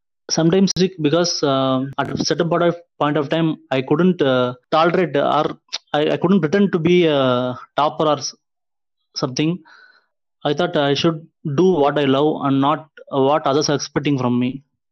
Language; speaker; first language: English; non-native, local second language; Tamil